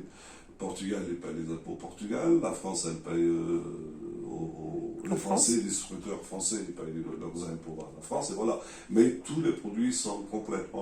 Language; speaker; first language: French; non-native, learner; Portuguese